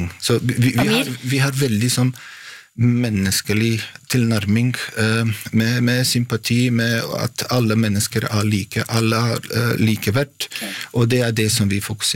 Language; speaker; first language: Norwegian; non-native, fluent; Bosnian